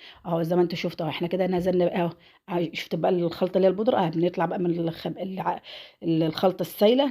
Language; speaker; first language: Arabic; native; Arabic